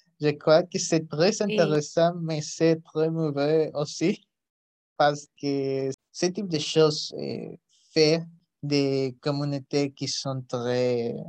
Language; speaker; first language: French; non-native, learner; Spanish